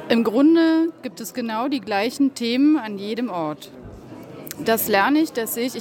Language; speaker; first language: German; native; German